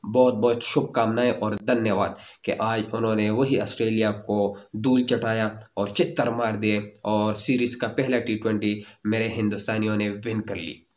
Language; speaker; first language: Urdu; native; Urdu